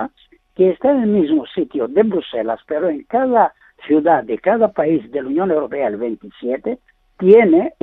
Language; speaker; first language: Spanish; non-native, learner; Greek